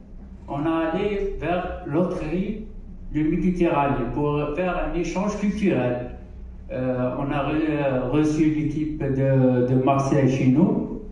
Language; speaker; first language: French; non-native, local second language; Arabic